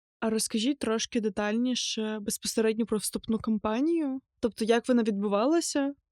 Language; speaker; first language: Ukrainian; native; Ukrainian